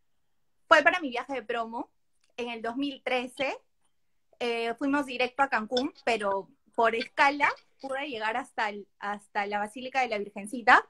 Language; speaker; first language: Spanish; native; Spanish